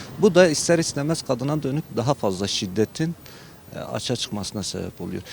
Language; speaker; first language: Turkish; non-native, local second language; Kurdish